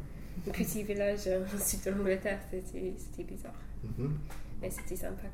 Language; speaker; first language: French; non-native, fluent; English